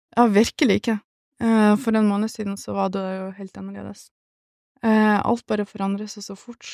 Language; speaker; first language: Norwegian; early bilingual, other home language; Russian